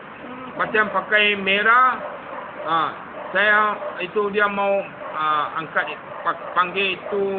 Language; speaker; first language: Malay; non-native, local second language; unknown